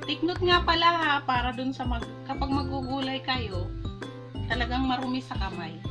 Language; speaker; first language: Filipino; non-native, local second language; Waray